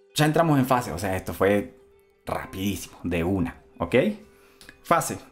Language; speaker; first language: Spanish; native; Spanish